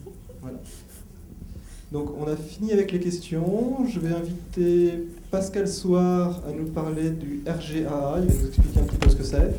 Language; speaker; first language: French; native; French